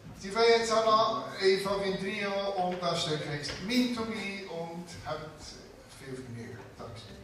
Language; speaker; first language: German; native; German